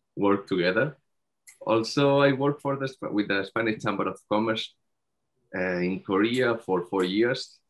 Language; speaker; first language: English; non-native, fluent; Spanish